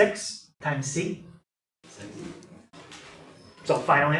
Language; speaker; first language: English; native; English